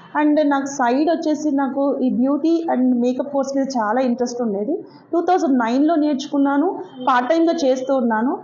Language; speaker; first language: Telugu; native; Telugu